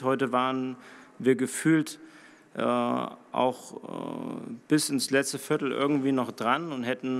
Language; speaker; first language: German; native; German